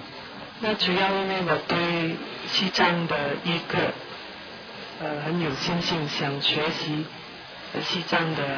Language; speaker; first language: Chinese; non-native, fluent; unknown